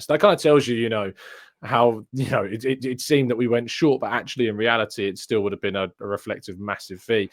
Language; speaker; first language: English; native; English